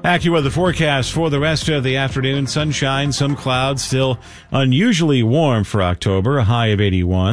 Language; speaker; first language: English; native; English